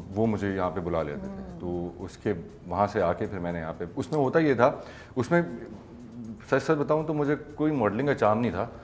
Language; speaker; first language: Urdu; native; Urdu